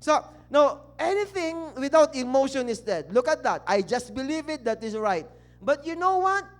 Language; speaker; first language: English; non-native, local second language; Filipino